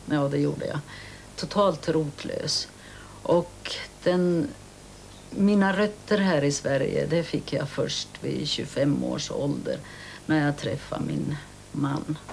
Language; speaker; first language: Swedish; early bilingual, other home language; Finnish